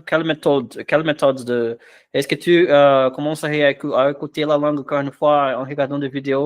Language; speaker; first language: French; non-native, fluent; Portuguese